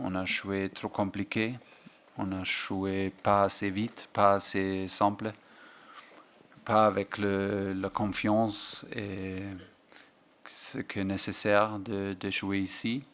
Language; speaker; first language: French; non-native, fluent; German